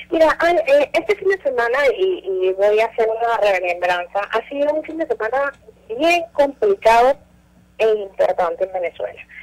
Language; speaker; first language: Spanish; native; Spanish